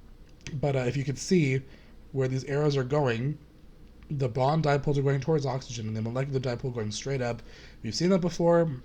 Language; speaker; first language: English; native; English